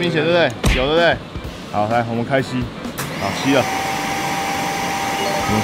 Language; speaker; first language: Chinese; native; Chinese